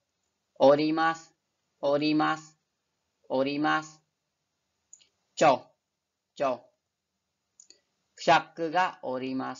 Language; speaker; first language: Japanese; non-native, fluent; Khmer